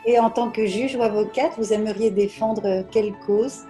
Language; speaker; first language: French; native; French